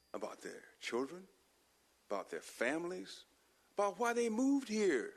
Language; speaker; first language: English; native; English